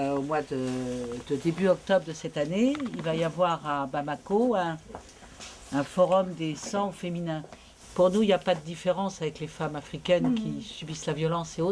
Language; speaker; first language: French; native; French